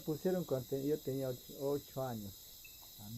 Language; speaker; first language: Spanish; non-native, local second language; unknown